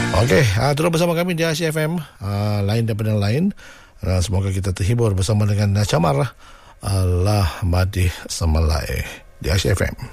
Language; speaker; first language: Malay; non-native, local second language; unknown